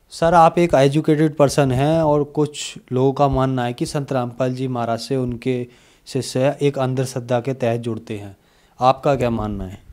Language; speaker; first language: Hindi; native; Hindi